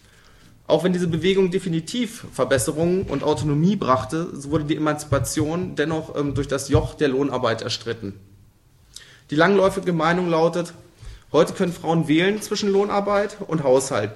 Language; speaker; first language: German; native; German